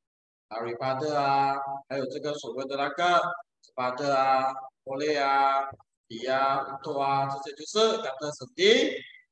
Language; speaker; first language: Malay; non-native, local second language; Chinese